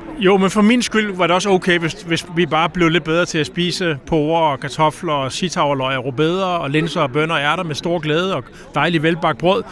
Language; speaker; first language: Danish; native; Danish